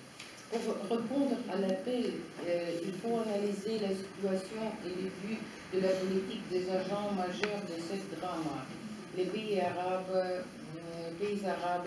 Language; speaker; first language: French; non-native, fluent; Russian